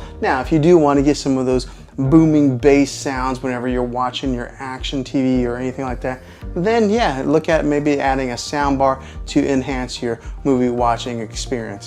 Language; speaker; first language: English; native; English